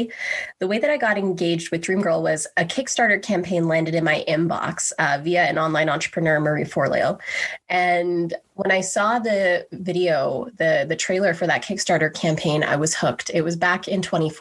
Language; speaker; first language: English; native; English